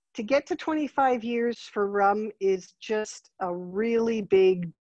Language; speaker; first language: English; native; English